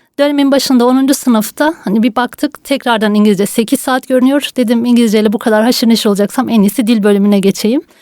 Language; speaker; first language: Turkish; native; Turkish